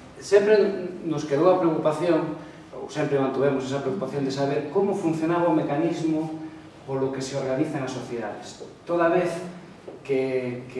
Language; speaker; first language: Galician; native; Galician